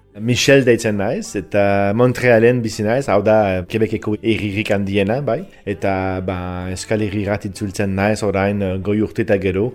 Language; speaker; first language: Basque; non-native, fluent; French